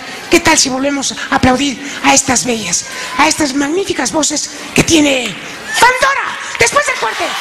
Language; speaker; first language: Spanish; native; Spanish